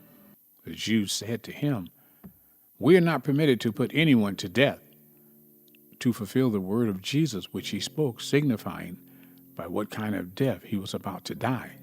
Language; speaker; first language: English; native; English